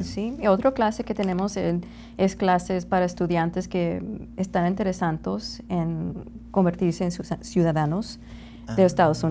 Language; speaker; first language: Spanish; non-native, learner; English